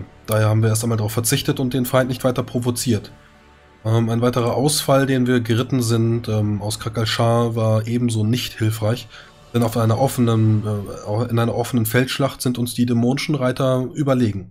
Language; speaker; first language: German; native; German